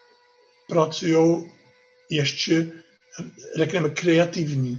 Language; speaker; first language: Czech; non-native, fluent; Dutch